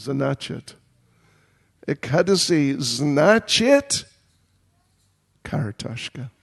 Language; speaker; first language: Russian; non-native, learner; English